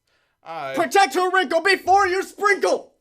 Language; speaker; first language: English; native; English